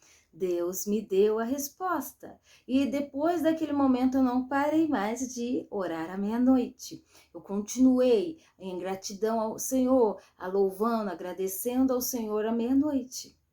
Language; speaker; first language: Portuguese; native; Portuguese